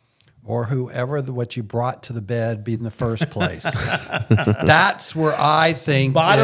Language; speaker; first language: English; native; English